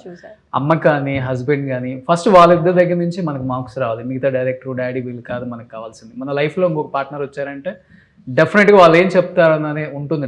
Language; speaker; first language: Telugu; native; Telugu